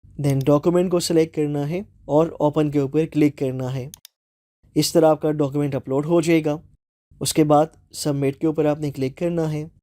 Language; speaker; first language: Urdu; non-native, local second language; Punjabi